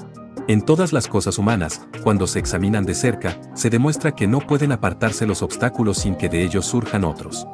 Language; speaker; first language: Spanish; native; Spanish